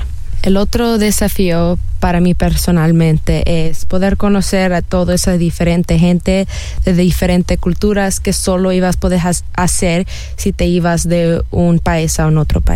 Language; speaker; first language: Spanish; early bilingual, heritage; Spanish